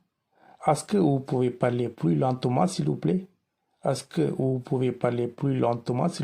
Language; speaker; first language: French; non-native, fluent; Tamil